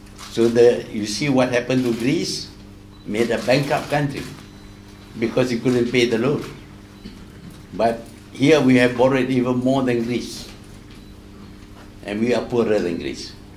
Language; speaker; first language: English; non-native, local second language; Malay